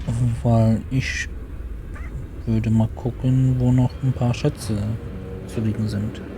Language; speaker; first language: German; native; German